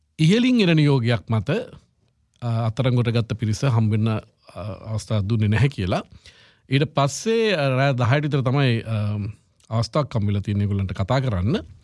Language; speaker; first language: Sinhala; native; Sinhala